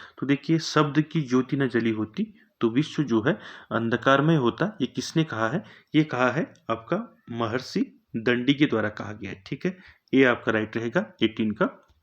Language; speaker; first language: Hindi; native; Hindi